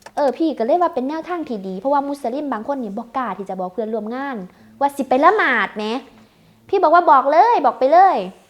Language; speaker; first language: Thai; native; Thai